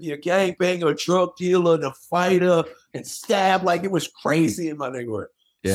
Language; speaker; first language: English; native; English